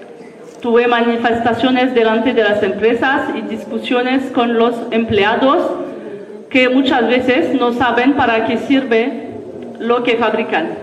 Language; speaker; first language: Spanish; non-native, learner; French